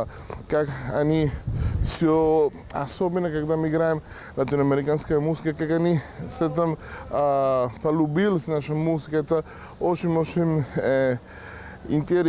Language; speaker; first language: Russian; non-native, learner; Spanish